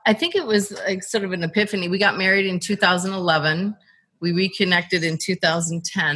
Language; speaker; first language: English; native; English